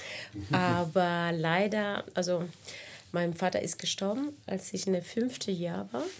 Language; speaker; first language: German; non-native, fluent; Spanish